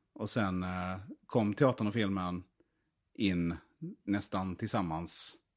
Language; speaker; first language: Swedish; native; Swedish